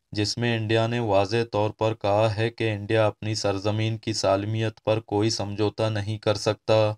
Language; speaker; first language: Urdu; non-native, local second language; Baluchi